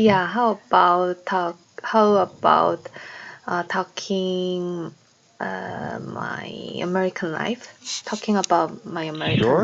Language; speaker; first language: English; non-native, learner; Korean